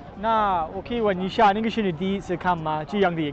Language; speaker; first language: Chinese; non-native, learner; English